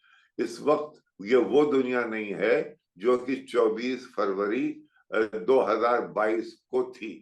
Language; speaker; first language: Hindi; native; Hindi